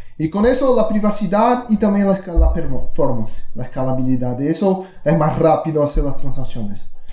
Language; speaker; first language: Spanish; non-native, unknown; Portuguese